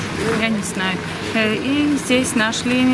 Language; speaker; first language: Russian; non-native, local second language; Armenian